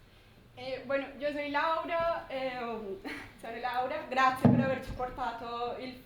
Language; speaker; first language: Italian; non-native, fluent; Spanish